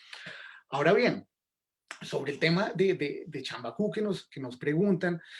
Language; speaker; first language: Spanish; native; Spanish